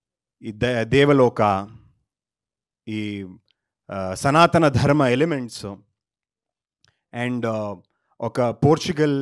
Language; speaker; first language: Telugu; non-native, learner; Kannada